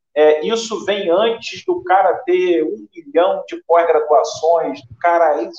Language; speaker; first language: Portuguese; native; Portuguese